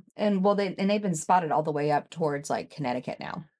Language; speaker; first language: English; native; English